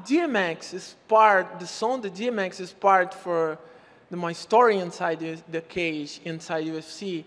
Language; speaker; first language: English; non-native, learner; Portuguese